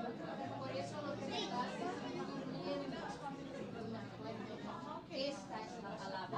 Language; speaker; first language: Spanish; non-native, fluent; Macedonian